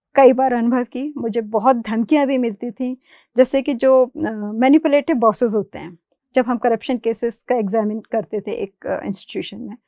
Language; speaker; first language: Hindi; native; Hindi